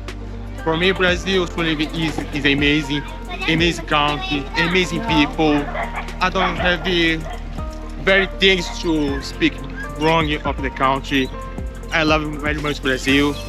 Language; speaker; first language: English; non-native, learner; Portuguese